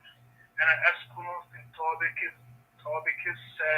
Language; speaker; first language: Arabic; non-native, learner; English